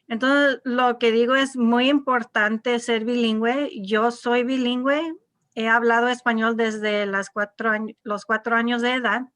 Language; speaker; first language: Spanish; non-native, local second language; English